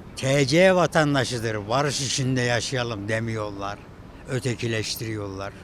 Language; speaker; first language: Turkish; native; Turkish